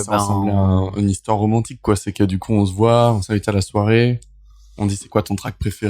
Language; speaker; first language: French; native; French